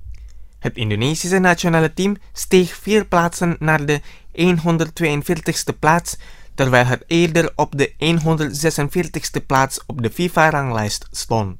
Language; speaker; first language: Dutch; non-native, fluent; Indonesian